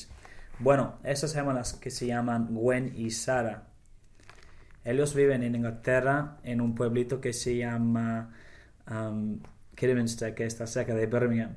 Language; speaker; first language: Spanish; non-native, learner; English